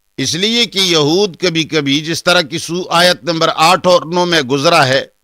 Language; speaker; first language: Urdu; non-native, local second language; Pashto